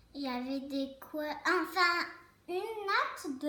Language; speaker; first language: French; early bilingual, other home language; Turkish